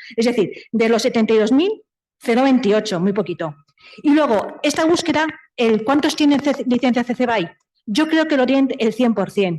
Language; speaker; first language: Spanish; native; Spanish